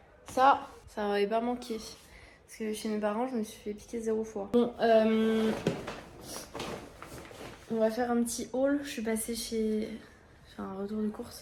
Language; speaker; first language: French; native; French